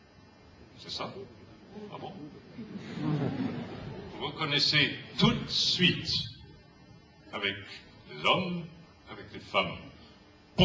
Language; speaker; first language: French; non-native, fluent; English